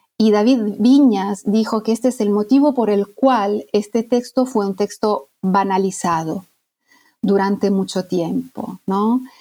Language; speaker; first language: Spanish; non-native, fluent; Italian